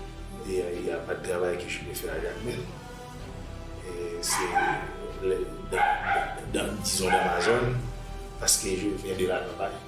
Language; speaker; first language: French; non-native, local second language; Haitian Creole